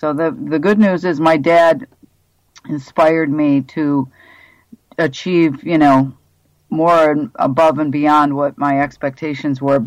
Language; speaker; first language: English; native; English